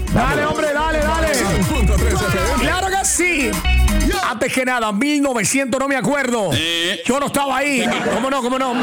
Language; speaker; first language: Spanish; native; Spanish